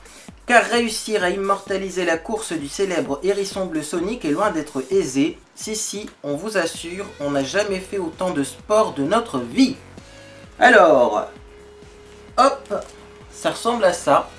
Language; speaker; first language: French; native; French